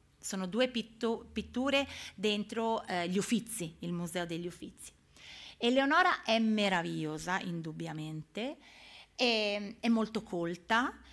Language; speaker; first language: Italian; native; Italian